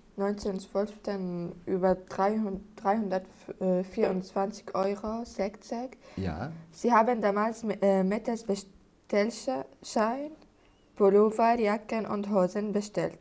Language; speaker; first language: German; non-native, learner; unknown